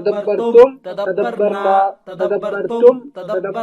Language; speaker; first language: Arabic; non-native, learner; Urdu